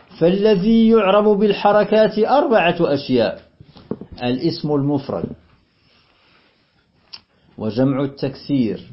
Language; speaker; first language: Arabic; non-native, fluent; French